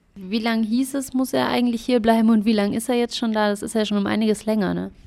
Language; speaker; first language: German; native; German